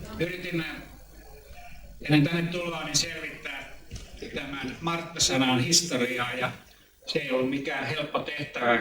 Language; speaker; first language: Finnish; native; Finnish